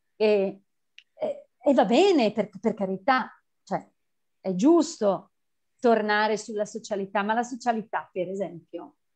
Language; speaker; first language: Italian; native; Italian